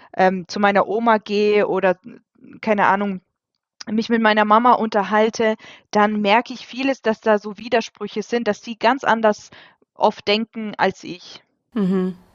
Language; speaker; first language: German; early bilingual, other home language; Russian